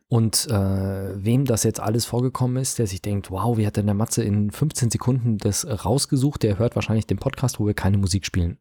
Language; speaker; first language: German; native; German